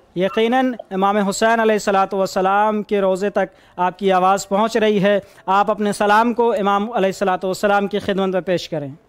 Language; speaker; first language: Urdu; native; Urdu